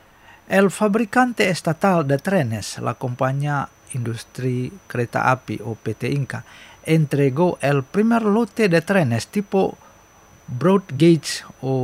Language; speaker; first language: Spanish; non-native, fluent; Indonesian